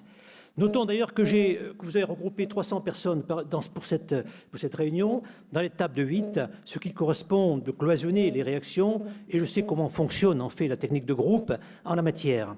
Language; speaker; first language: French; native; French